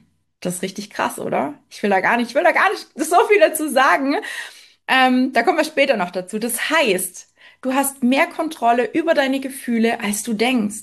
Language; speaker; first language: German; native; German